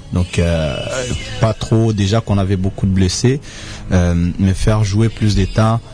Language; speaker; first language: French; native; French